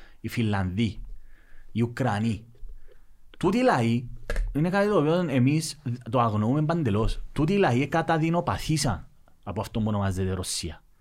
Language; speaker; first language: Greek; native; Greek